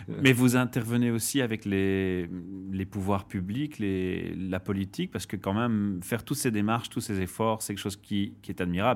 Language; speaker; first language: French; native; French